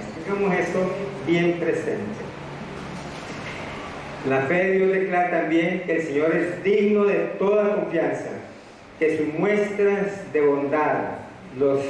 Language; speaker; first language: Spanish; native; Spanish